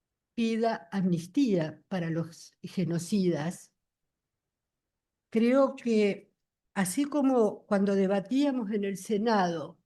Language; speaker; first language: Spanish; native; Spanish